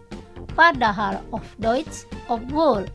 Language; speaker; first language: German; non-native, fluent; Indonesian